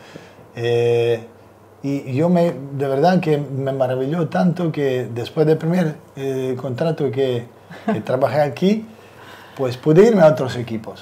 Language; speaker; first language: Spanish; non-native, fluent; Serbian